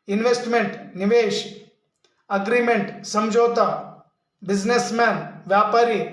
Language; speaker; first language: Hindi; non-native, local second language; Kannada